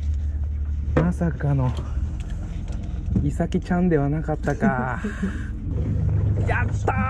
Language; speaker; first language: Japanese; native; Japanese